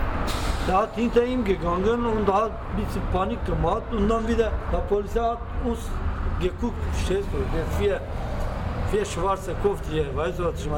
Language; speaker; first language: German; non-native, learner; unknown